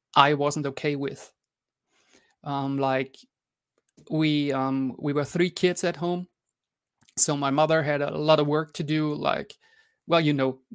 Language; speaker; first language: English; non-native, fluent; German